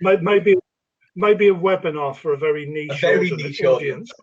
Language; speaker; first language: English; native; English